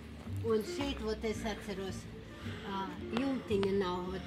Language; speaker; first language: Latvian; non-native, local second language; Russian